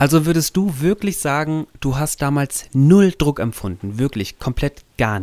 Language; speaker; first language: German; native; German